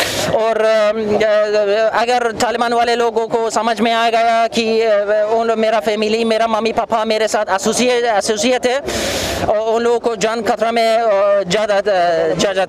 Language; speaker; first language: Hindi; non-native, fluent; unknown